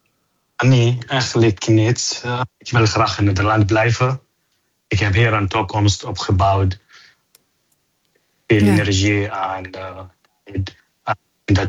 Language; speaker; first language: Dutch; non-native, fluent; Arabic